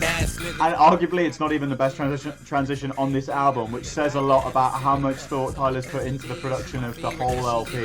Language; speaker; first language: English; native; English